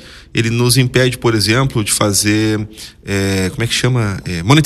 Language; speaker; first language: Portuguese; native; Portuguese